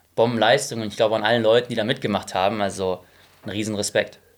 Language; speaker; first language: German; native; German